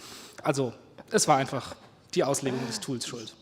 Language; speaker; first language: German; native; German